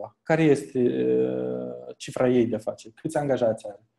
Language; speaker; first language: Romanian; native; Romanian